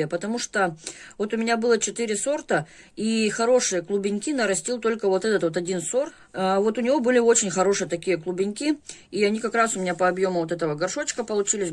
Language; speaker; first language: Russian; native; Russian